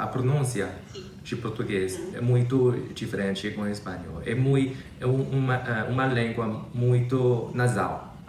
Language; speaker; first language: Portuguese; non-native, learner; Chinese